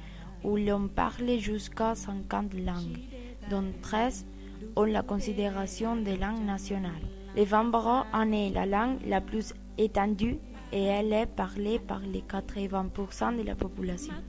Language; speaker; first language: French; non-native, learner; Spanish